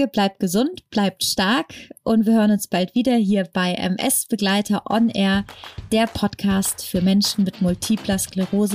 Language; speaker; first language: German; native; German